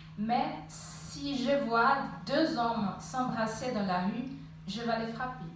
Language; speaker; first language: French; non-native, fluent; Portuguese